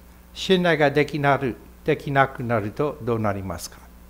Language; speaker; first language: Japanese; non-native, fluent; English